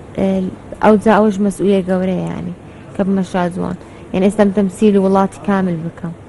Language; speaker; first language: Central Kurdish; non-native, local second language; Arabic